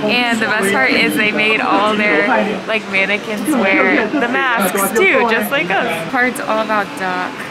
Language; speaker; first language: English; native; English